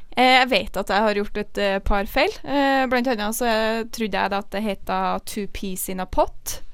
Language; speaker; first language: Norwegian; native; Norwegian